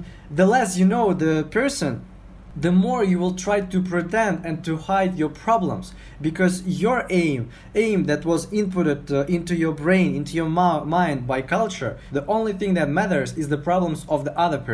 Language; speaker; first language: English; non-native, fluent; Uzbek